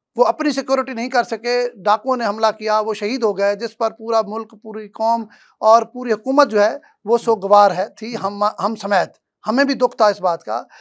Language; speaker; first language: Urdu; non-native, local second language; Saraiki